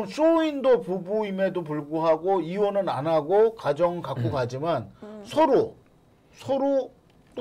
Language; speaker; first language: Korean; native; Korean